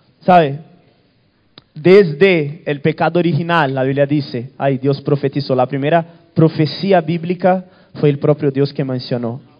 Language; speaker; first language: Spanish; early bilingual, other home language; Portuguese